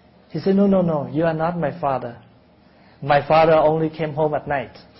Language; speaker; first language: English; non-native, fluent; Vietnamese